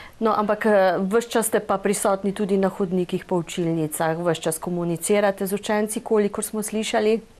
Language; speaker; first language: Slovenian; native; Slovenian